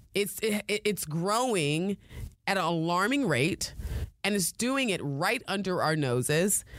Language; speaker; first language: English; native; English